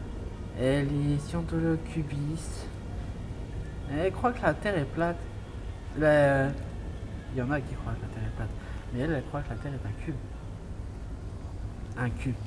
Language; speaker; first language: French; native; French